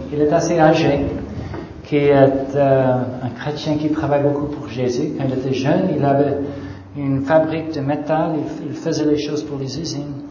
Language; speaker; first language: French; non-native, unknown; English